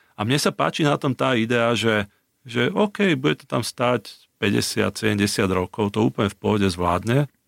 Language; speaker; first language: Slovak; native; Slovak